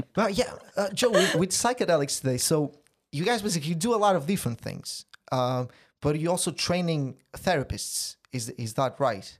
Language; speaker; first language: English; non-native, fluent; Portuguese